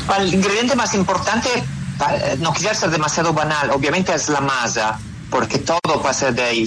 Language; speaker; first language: Spanish; non-native, fluent; Italian